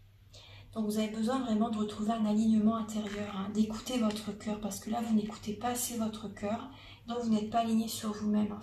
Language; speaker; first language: French; native; French